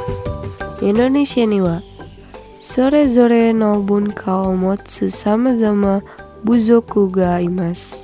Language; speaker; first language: Japanese; non-native, fluent; Indonesian